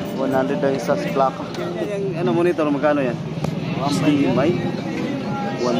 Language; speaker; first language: Filipino; non-native, local second language; Cebuano